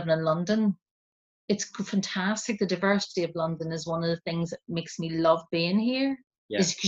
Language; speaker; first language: English; native; English